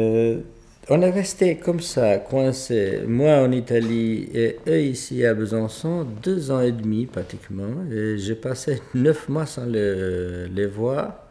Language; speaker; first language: French; non-native, fluent; Albanian